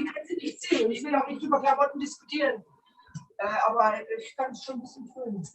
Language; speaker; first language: German; native; German